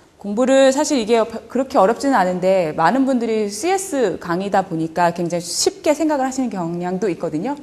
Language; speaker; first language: Korean; early bilingual, heritage; Korean